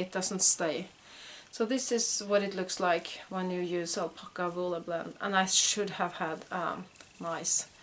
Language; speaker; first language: English; non-native, fluent; Norwegian